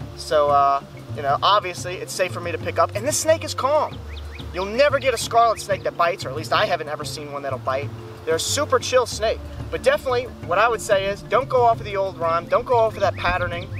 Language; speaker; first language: English; native; English